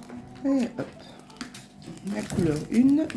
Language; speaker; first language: French; native; French